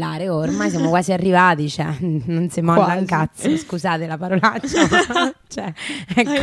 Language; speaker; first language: Italian; native; Italian